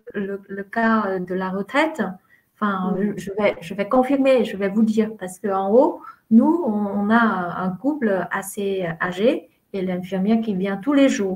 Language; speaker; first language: French; non-native, fluent; Vietnamese